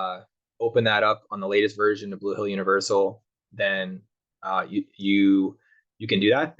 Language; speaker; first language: English; native; English